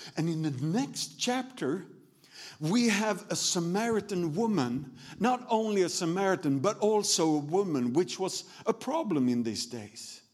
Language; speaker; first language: English; non-native, fluent; Swedish